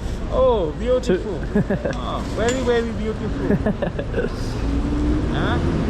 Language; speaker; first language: English; non-native, local second language; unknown